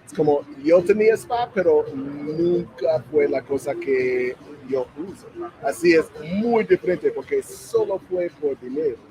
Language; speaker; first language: Spanish; non-native, learner; English